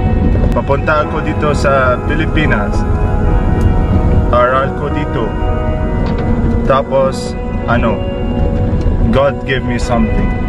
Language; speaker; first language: Filipino; non-native, learner; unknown